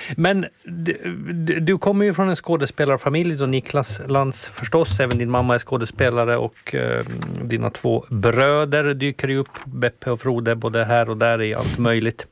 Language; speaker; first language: Swedish; native; Swedish